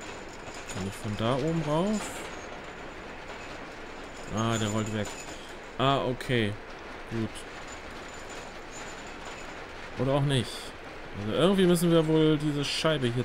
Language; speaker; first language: German; native; German